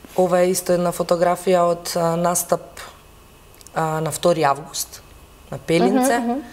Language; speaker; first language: Macedonian; native; Macedonian